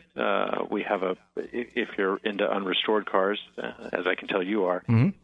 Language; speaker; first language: English; native; English